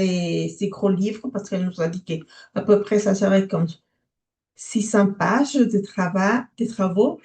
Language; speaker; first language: French; non-native, fluent; Spanish